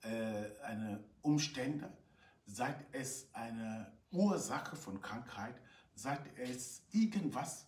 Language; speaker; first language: German; non-native, fluent; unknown